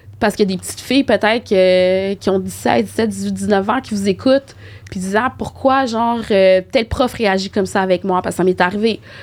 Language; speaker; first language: French; native; French